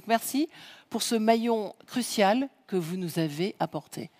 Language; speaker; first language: French; early bilingual, heritage; French